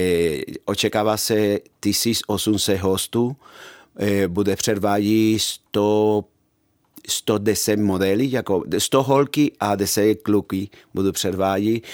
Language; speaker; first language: Czech; non-native, fluent; Spanish